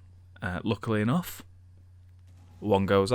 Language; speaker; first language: English; native; English